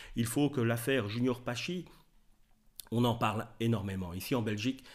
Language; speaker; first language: French; native; French